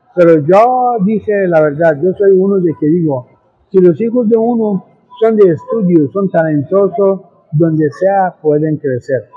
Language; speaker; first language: Spanish; non-native, fluent; Persian